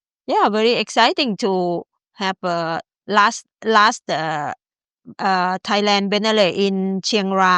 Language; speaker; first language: English; non-native, learner; Thai